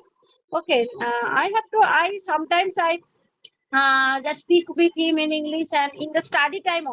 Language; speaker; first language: English; non-native, learner; Bangla